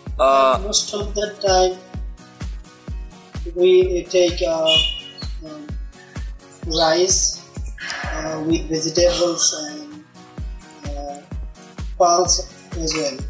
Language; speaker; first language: English; non-native, learner; Bangla